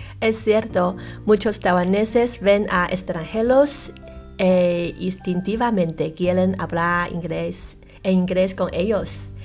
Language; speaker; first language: Spanish; non-native, fluent; Chinese